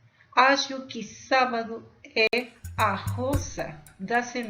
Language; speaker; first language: Portuguese; non-native, fluent; Spanish